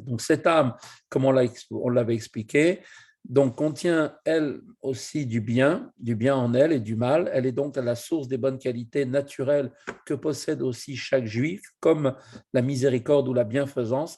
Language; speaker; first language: French; native; French